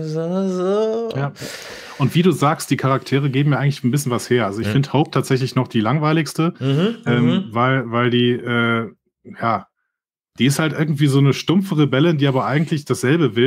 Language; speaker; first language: German; native; German